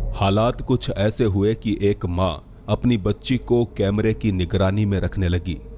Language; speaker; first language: Hindi; native; Hindi